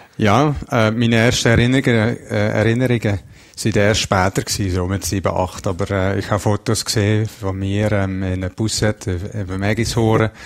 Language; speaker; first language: German; non-native, local second language; Dutch